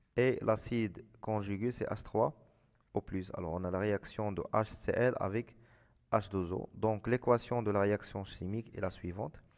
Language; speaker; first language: French; non-native, local second language; Arabic